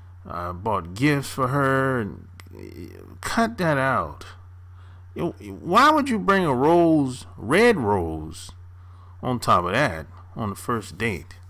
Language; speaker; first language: English; native; English